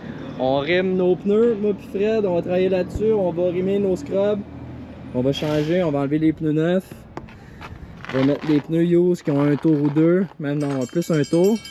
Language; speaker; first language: French; native; French